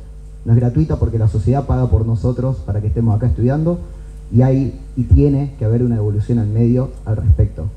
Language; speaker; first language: Spanish; native; Spanish